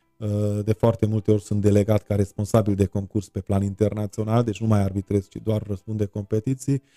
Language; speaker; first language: Romanian; non-native, local second language; Hungarian